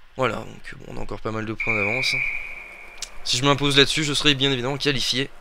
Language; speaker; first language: French; native; French